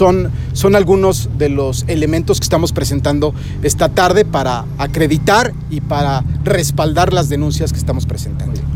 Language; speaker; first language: Spanish; native; Spanish